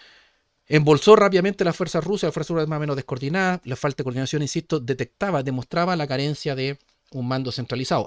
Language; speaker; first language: Spanish; native; Spanish